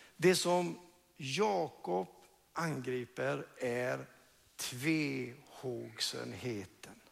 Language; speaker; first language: Swedish; non-native, fluent; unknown